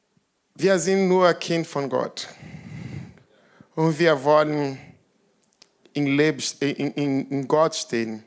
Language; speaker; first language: German; non-native, learner; Portuguese